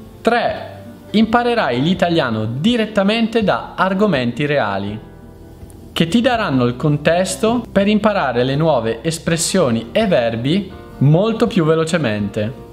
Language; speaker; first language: Italian; native; Italian